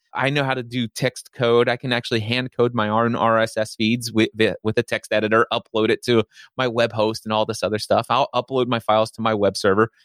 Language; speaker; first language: English; native; English